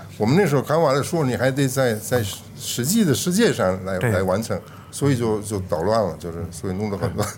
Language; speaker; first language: Chinese; non-native, fluent; Italian